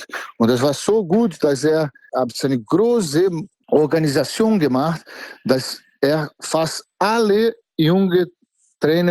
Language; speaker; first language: German; non-native, fluent; Portuguese